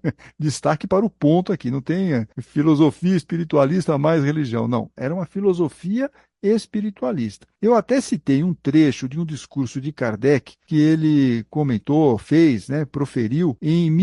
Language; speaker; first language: Portuguese; native; Portuguese